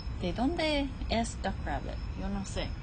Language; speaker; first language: Spanish; non-native, fluent; English